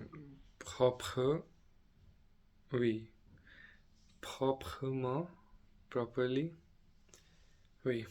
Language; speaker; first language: French; non-native, learner; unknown